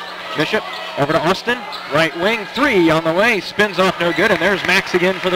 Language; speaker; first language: English; native; English